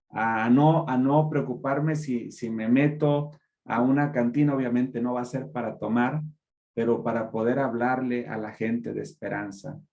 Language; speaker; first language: Spanish; native; Spanish